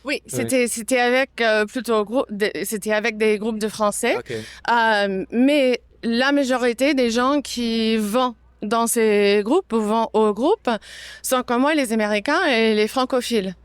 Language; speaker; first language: French; non-native, fluent; English